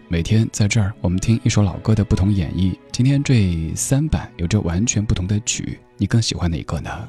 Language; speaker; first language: Chinese; native; Chinese